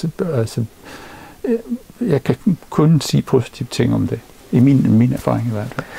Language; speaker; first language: Danish; non-native, fluent; English